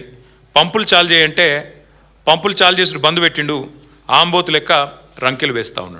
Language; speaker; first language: Telugu; native; Telugu